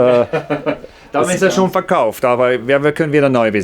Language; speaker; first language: German; native; German